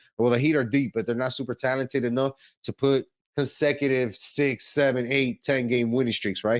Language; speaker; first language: English; native; English